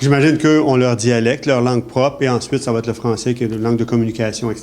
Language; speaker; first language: French; native; French